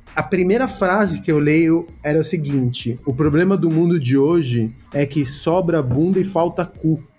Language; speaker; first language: Portuguese; early bilingual, other home language; Spanish